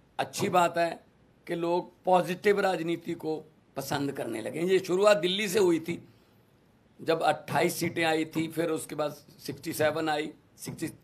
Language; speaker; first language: Hindi; non-native, local second language; Punjabi